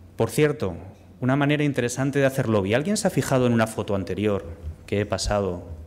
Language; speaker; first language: Spanish; native; Spanish